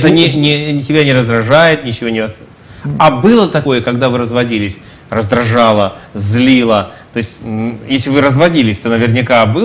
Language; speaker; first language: Russian; native; Russian